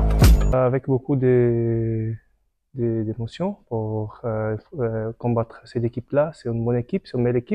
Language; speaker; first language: French; non-native, fluent; Portuguese